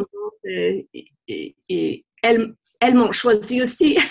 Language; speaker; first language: French; non-native, fluent; English